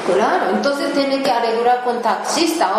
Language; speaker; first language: Spanish; non-native, learner; Japanese